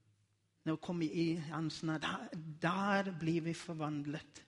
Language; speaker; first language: Norwegian; non-native, learner; Afrikaans